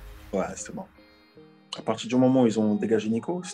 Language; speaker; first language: French; native; French